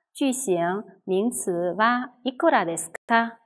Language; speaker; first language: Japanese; non-native, fluent; Chinese